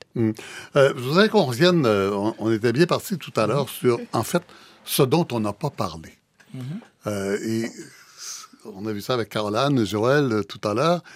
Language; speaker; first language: French; native; French